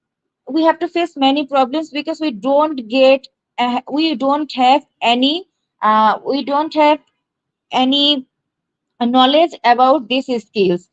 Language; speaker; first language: English; non-native, learner; Bangla